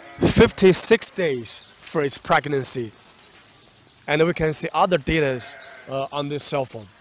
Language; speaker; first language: English; non-native, fluent; Chinese